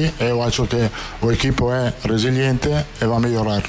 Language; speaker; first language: Spanish; non-native, fluent; Italian